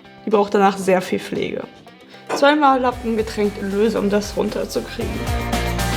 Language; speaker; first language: German; native; German